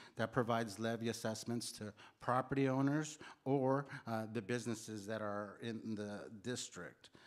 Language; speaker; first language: English; early bilingual, other home language; Spanish